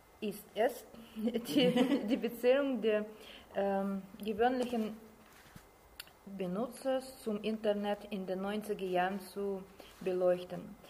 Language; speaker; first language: German; non-native, learner; Russian